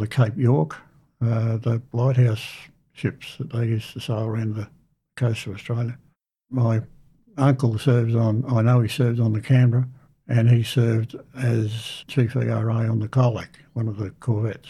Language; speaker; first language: English; native; English